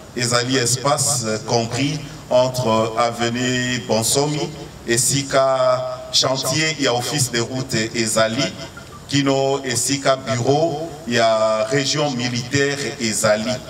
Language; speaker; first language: Lingala; native; Lingala